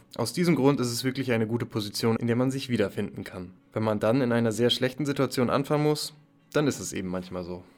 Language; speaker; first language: German; non-native, fluent; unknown